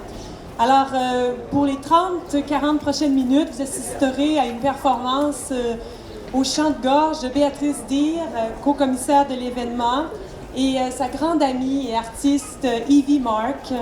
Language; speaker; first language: French; native; French